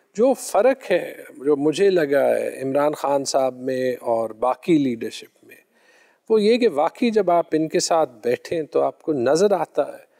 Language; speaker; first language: Urdu; non-native, local second language; Pashto